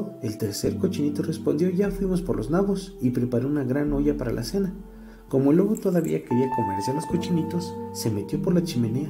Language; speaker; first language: Spanish; native; Spanish